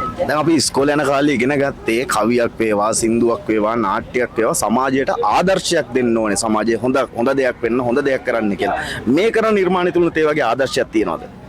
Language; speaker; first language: Sinhala; native; Sinhala